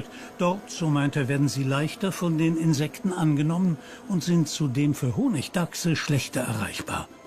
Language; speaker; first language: German; native; German